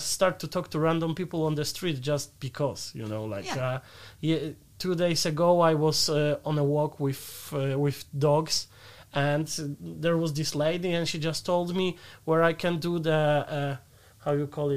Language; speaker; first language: English; non-native, fluent; Polish